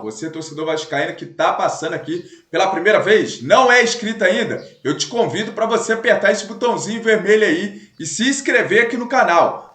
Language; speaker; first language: Portuguese; native; Portuguese